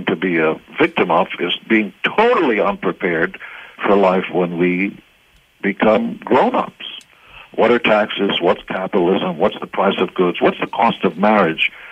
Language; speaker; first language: English; non-native, fluent; Hebrew